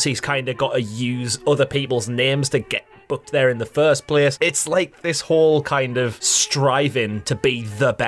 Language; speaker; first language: English; native; English